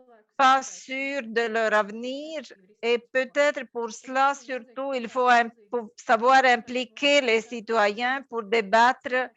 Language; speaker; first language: French; non-native, fluent; Latvian